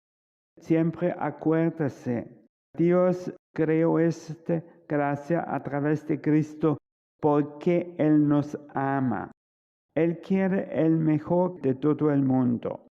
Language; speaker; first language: Spanish; non-native, fluent; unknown